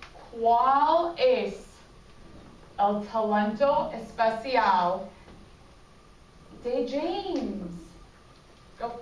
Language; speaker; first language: Spanish; non-native, fluent; English